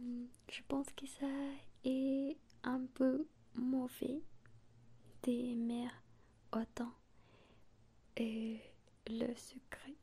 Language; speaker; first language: French; non-native, learner; Spanish